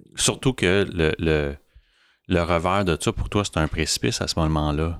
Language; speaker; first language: French; native; French